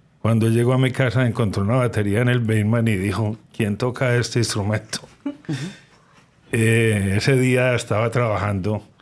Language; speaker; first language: Spanish; native; Spanish